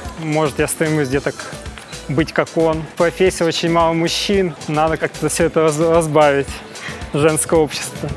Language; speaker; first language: Russian; native; Russian